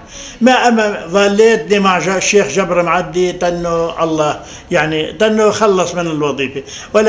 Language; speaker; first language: Arabic; native; Arabic